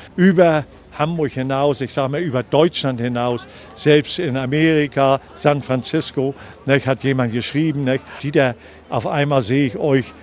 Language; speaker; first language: German; native; German